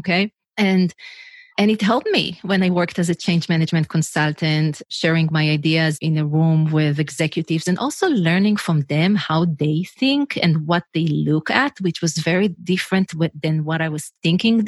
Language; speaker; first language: English; non-native, fluent; Hebrew